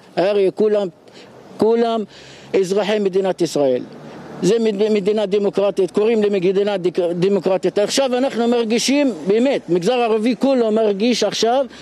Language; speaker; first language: Hebrew; non-native, local second language; Arabic